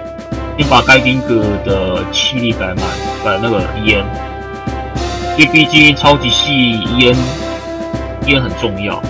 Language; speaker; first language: Chinese; native; Chinese